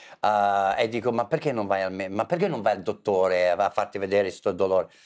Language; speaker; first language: Italian; non-native, fluent; English